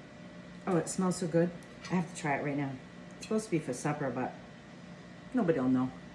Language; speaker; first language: English; native; English